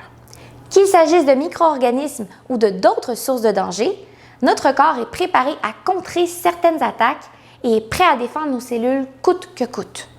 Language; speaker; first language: French; native; French